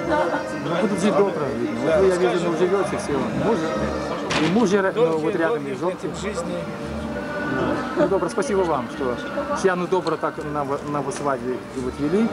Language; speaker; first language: Russian; native; Russian